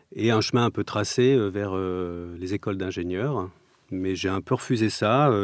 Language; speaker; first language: French; native; French